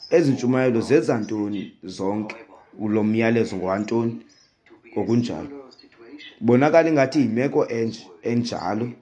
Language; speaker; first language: Xhosa; non-native, local second language; Zulu